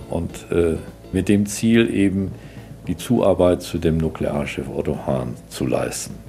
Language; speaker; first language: German; native; German